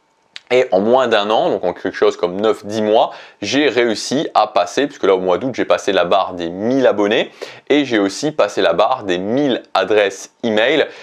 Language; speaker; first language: French; native; French